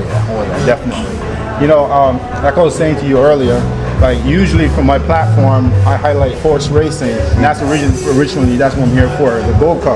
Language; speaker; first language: English; native; English